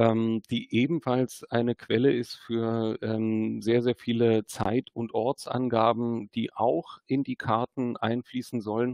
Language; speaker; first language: German; native; German